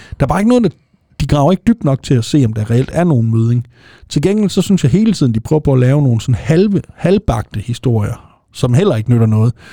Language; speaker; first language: Danish; native; Danish